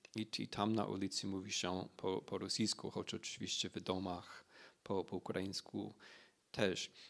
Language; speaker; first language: Polish; non-native, fluent; English